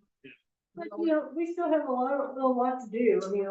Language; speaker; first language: English; native; English